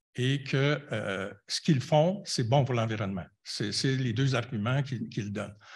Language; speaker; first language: French; native; French